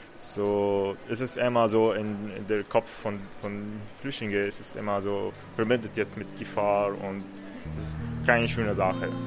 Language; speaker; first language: German; non-native, learner; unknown